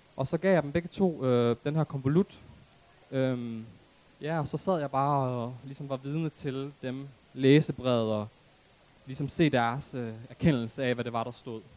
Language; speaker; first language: Danish; early bilingual, other home language; Arabic